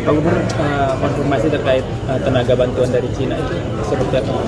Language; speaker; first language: Indonesian; native; Indonesian